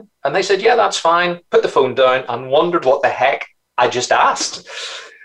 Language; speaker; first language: English; native; English